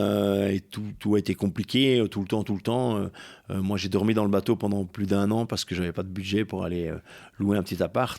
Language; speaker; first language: French; native; French